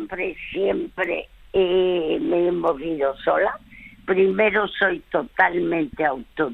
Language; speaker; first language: Spanish; early bilingual, other home language; French